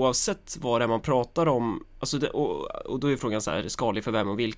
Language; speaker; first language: Swedish; native; Swedish